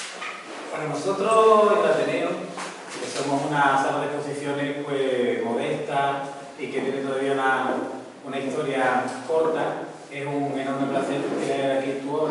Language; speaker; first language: Spanish; native; Spanish